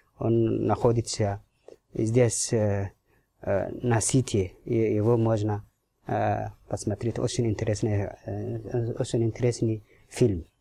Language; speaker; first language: Russian; non-native, fluent; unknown